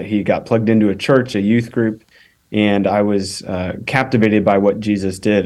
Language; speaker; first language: English; native; English